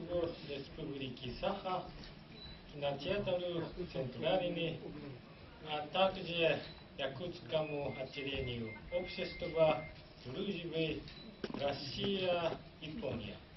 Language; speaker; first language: Russian; non-native, fluent; Japanese